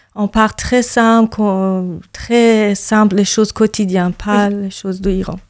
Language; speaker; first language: French; non-native, fluent; Persian